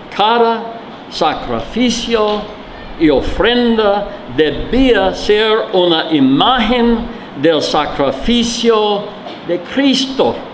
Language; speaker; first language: Spanish; non-native, learner; English